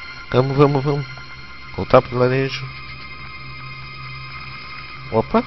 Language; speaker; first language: Portuguese; native; Portuguese